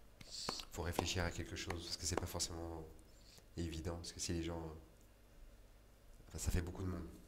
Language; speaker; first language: French; native; French